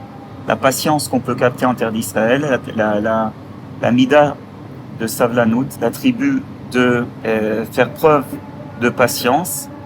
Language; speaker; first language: French; native; French